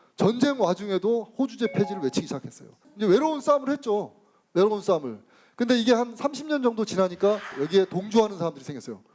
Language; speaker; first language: Korean; native; Korean